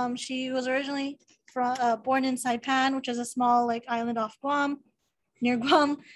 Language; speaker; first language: English; native; English